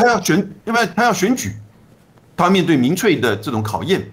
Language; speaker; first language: Chinese; native; Chinese